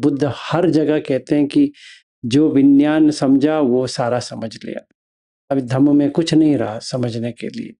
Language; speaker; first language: Hindi; native; Hindi